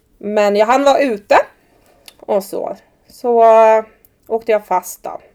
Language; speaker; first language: Swedish; early bilingual, other home language; Persian